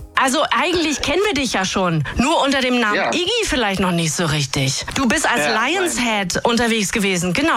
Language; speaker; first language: German; native; German